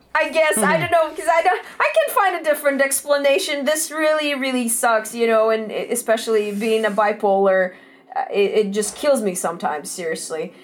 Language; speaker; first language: English; non-native, fluent; Russian